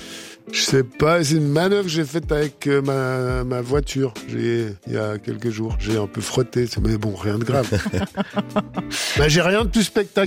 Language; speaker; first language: French; native; French